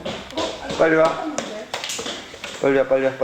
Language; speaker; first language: Korean; native; Korean